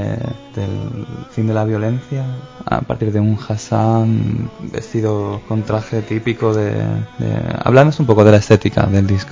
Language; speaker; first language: Spanish; native; Spanish